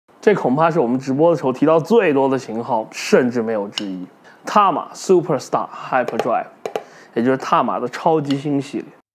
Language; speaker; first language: Chinese; native; Chinese